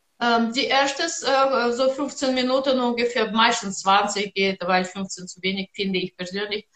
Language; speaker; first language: German; non-native, learner; Russian